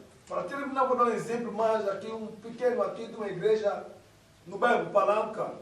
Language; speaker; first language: Portuguese; non-native, fluent; Lingala